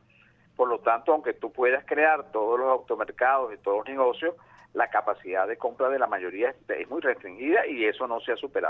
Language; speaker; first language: Spanish; native; Spanish